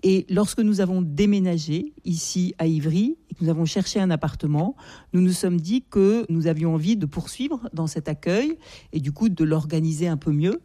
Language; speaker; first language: French; native; French